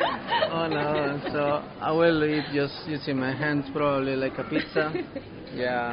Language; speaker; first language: English; non-native, learner; Spanish